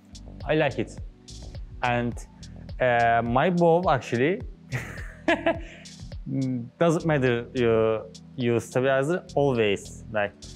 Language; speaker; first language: English; non-native, learner; Turkish